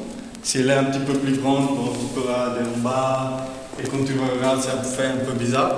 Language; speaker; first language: French; non-native, fluent; Spanish